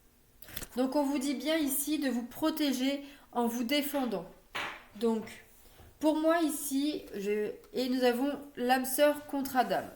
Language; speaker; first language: French; native; French